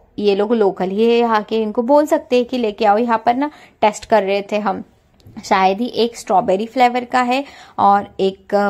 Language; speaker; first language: Hindi; non-native, local second language; Marathi